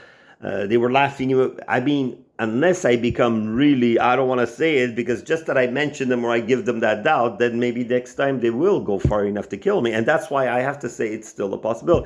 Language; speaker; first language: English; non-native, local second language; French